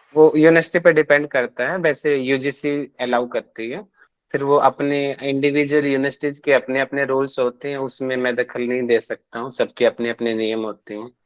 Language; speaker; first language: Hindi; native; Hindi